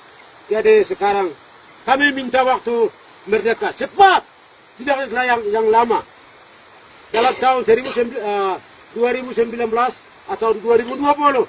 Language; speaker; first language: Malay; non-native, local second language; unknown